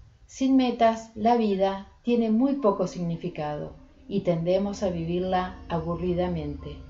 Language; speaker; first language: Spanish; native; Spanish